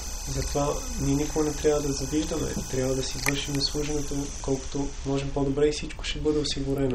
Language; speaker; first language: Bulgarian; native; Bulgarian